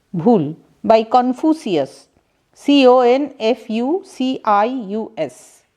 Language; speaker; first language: English; non-native, local second language; Bangla